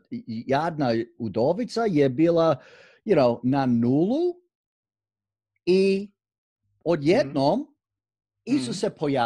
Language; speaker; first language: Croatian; non-native, fluent; English